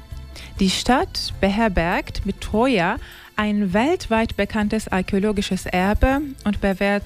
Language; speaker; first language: German; non-native, learner; Turkish